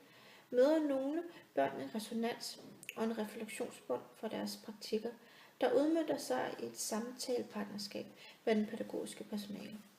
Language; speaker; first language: Danish; native; Danish